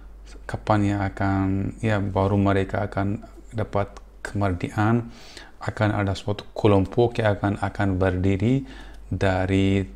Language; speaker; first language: Indonesian; non-native, fluent; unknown